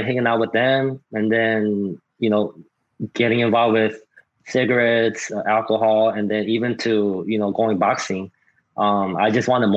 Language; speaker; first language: English; native; English